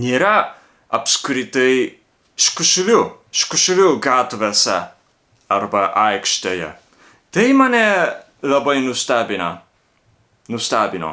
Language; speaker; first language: Lithuanian; non-native, learner; Japanese